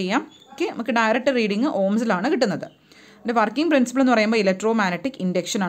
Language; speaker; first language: English; non-native, local second language; Malayalam